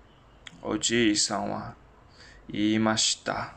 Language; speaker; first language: Japanese; non-native, learner; Chinese